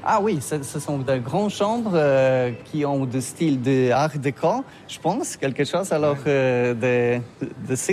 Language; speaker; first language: French; non-native, learner; Polish